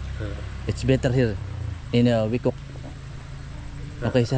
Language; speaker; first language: English; non-native, learner; Filipino